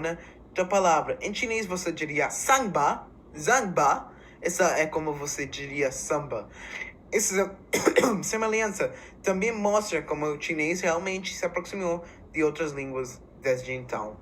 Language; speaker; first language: Portuguese; non-native, learner; English